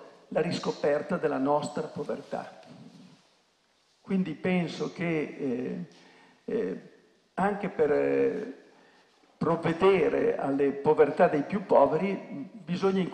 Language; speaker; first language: Italian; native; Italian